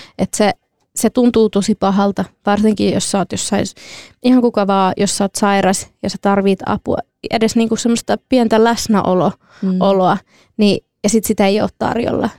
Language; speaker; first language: Finnish; early bilingual, other home language; Kurdish